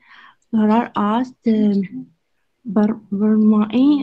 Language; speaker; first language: Persian; non-native, learner; Arabic